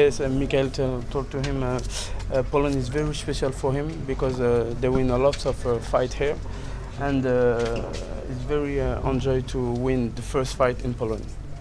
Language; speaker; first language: English; non-native, learner; French